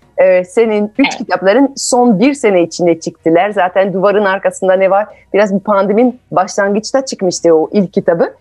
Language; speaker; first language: Turkish; non-native, fluent; French